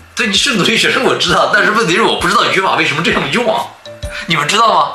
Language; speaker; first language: Chinese; native; Chinese